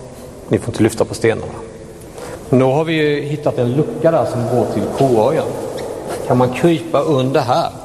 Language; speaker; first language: Swedish; native; Swedish